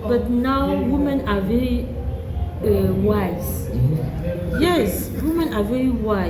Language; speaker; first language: English; non-native, learner; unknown